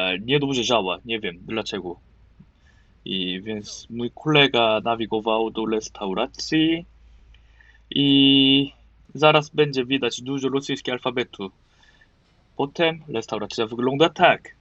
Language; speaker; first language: Polish; non-native, learner; Korean